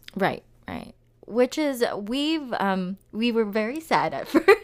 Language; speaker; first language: English; non-native, local second language; Filipino